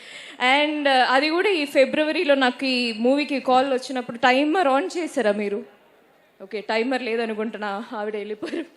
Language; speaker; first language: Telugu; non-native, learner; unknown